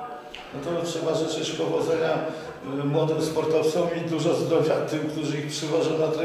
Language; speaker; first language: Polish; native; Polish